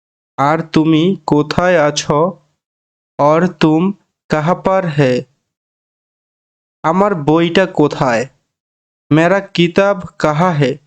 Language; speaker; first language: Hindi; non-native, fluent; Bangla